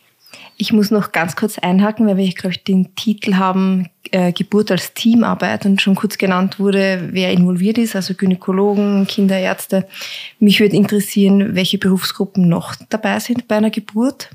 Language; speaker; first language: German; native; German